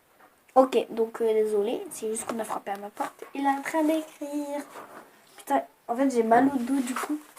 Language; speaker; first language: French; native; French